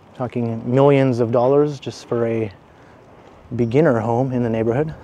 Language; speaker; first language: English; native; English